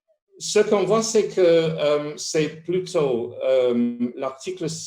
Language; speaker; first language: French; non-native, fluent; Spanish